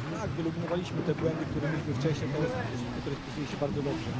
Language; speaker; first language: Polish; native; Polish